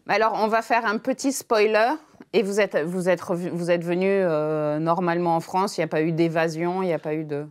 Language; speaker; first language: French; native; French